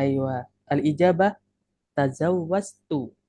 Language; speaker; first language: Arabic; non-native, fluent; Indonesian